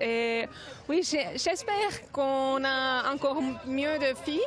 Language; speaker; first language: French; non-native, local second language; German